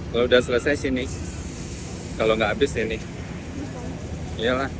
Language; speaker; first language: Indonesian; native; Indonesian